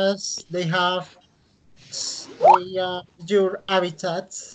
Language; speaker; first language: English; non-native, learner; Spanish